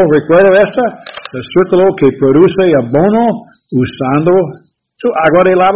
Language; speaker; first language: Spanish; non-native, learner; English